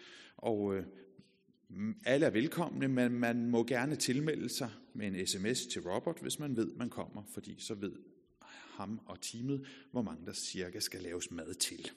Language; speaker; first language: Danish; native; Danish